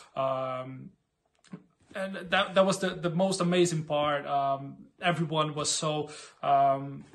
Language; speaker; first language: English; non-native, fluent; Portuguese